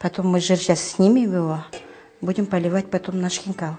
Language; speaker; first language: Russian; non-native, local second language; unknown